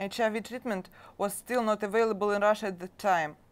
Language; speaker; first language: English; non-native, learner; Russian